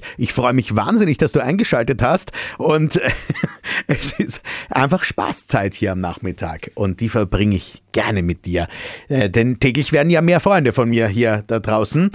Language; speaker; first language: German; native; German